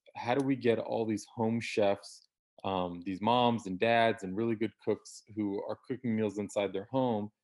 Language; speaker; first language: English; native; English